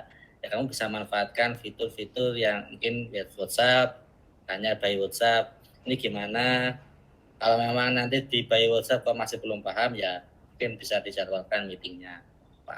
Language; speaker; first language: Indonesian; native; Indonesian